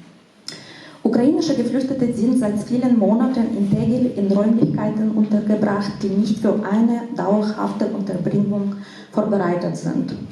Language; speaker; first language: German; non-native, fluent; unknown